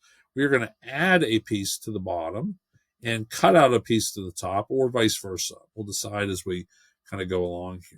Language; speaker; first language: English; native; English